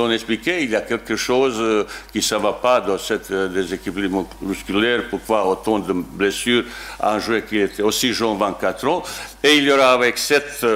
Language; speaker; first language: French; non-native, learner; Bosnian